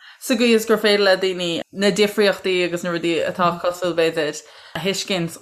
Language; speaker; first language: Irish; native; Irish